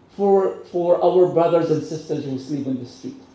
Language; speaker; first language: English; non-native, fluent; Arabic